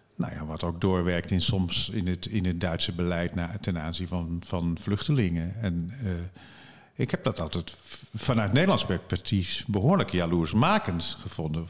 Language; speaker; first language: Dutch; native; Dutch